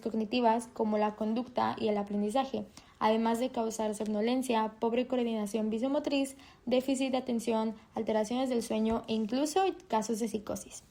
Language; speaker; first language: Spanish; native; Spanish